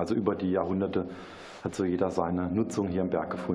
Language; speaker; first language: German; native; German